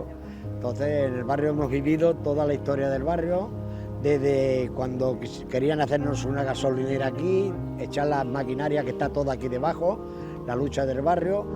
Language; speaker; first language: Spanish; native; Spanish